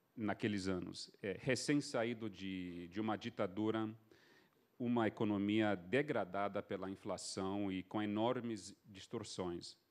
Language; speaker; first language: Portuguese; non-native, fluent; English